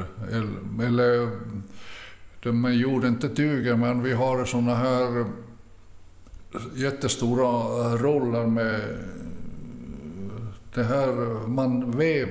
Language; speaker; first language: Swedish; early bilingual, other home language; Finnish